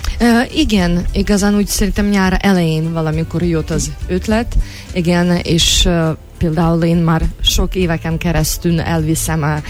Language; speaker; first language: Hungarian; non-native, learner; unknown